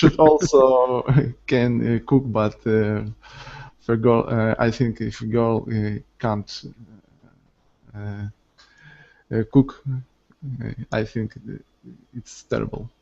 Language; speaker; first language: English; non-native, learner; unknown